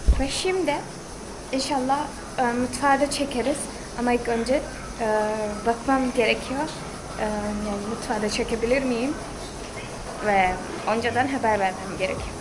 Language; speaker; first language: Turkish; non-native, fluent; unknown